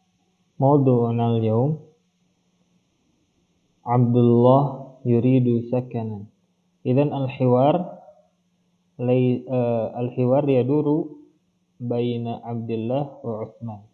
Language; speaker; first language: Arabic; non-native, fluent; Indonesian